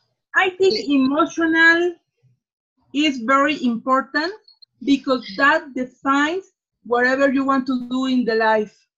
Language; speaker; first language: English; non-native, learner; Spanish